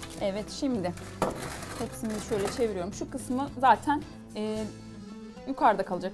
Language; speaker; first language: Turkish; native; Turkish